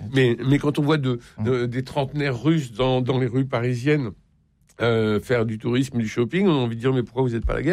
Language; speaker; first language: French; native; French